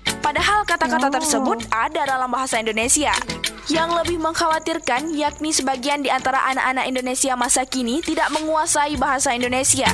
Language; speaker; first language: Indonesian; native; Indonesian